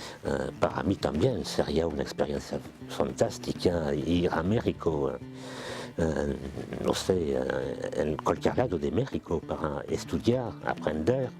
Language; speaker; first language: Spanish; non-native, fluent; French